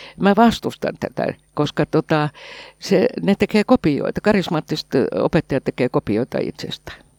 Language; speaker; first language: Finnish; native; Finnish